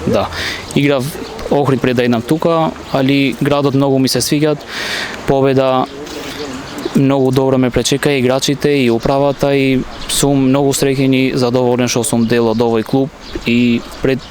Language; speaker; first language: Macedonian; non-native, local second language; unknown